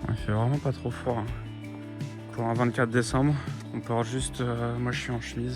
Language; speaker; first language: French; native; French